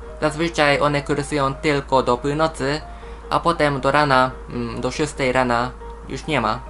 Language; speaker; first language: Polish; non-native, fluent; Japanese